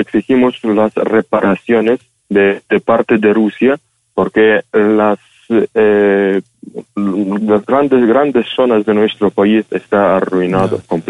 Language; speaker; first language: Spanish; non-native, fluent; Ukrainian